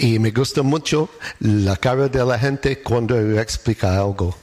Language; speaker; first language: Spanish; non-native, learner; English